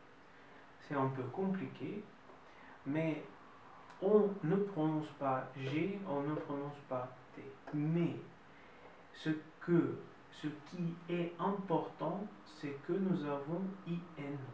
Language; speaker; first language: French; non-native, fluent; Russian